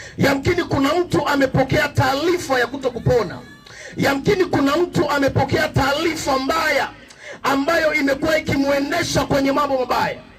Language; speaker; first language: Swahili; native; Swahili